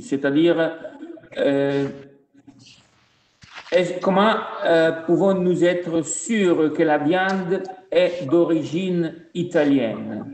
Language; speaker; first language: French; non-native, fluent; Italian